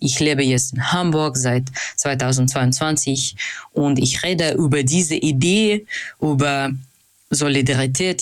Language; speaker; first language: German; non-native, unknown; Russian